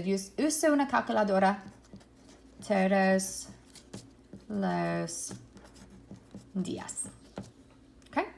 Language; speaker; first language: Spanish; non-native, fluent; English